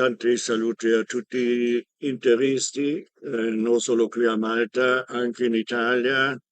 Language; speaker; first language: Italian; non-native, learner; German